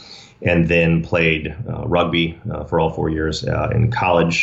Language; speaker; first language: English; native; English